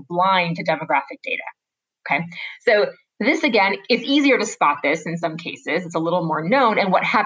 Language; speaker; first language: English; native; English